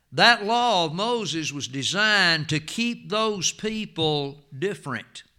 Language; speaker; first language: English; native; English